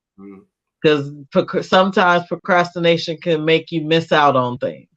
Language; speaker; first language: English; native; English